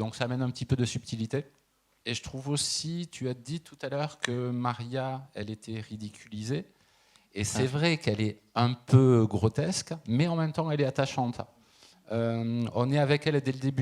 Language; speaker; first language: French; native; French